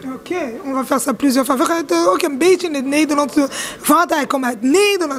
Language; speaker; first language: Dutch; non-native, local second language; French